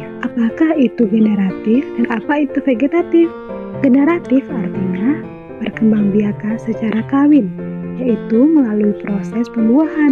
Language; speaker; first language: Indonesian; native; Indonesian